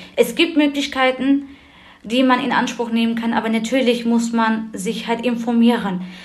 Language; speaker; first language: German; early bilingual, other home language; Turkish